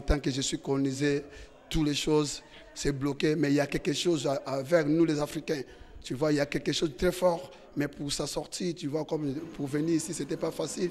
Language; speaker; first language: French; non-native, local second language; Lingala